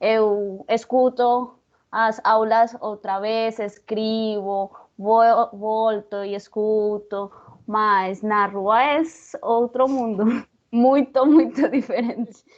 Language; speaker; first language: Portuguese; non-native, learner; Spanish